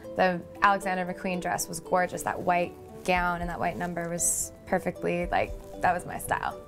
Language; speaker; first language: English; native; English